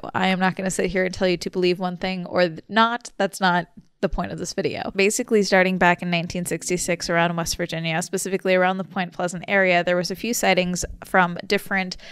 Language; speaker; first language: English; native; English